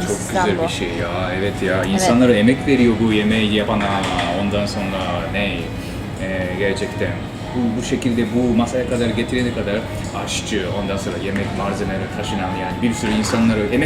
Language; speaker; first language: Turkish; non-native, fluent; Japanese